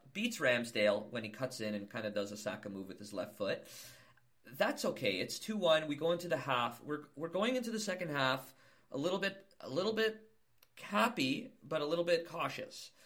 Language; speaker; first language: English; native; English